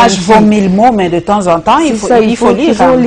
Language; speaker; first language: French; non-native, local second language; Lingala